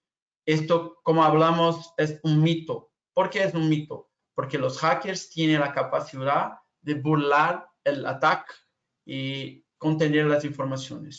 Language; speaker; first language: Spanish; non-native, fluent; Portuguese